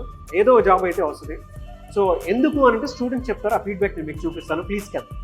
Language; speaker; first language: Telugu; native; Telugu